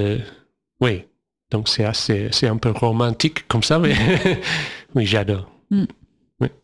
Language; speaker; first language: French; non-native, fluent; English